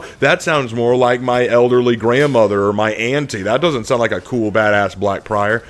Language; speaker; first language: English; native; English